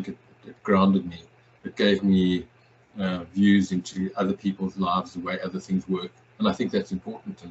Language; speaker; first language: English; native; English